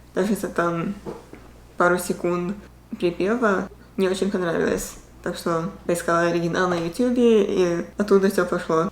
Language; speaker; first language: Russian; early bilingual, heritage; Russian